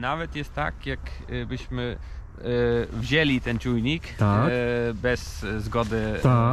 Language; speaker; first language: Polish; non-native, learner; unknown